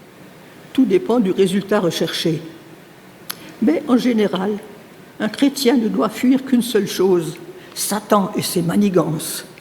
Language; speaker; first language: French; native; French